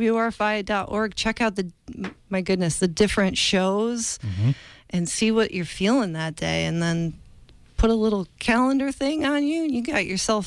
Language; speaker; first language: English; native; English